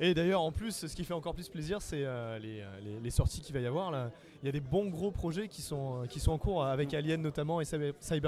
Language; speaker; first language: French; native; French